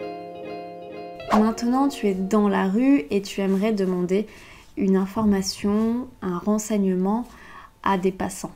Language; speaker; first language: French; native; French